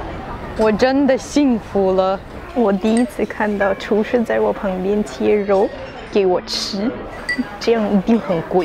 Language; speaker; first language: Chinese; non-native, fluent; Russian